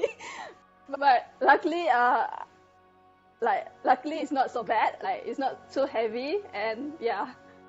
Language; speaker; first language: English; non-native, local second language; Malay